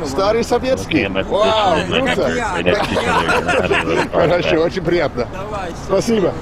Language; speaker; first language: Russian; non-native, learner; English